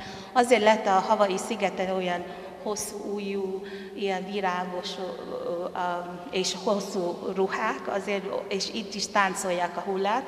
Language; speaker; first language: Hungarian; non-native, fluent; Tongan